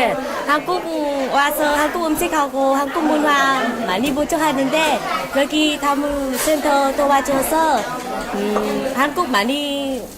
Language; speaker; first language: Korean; non-native, learner; Vietnamese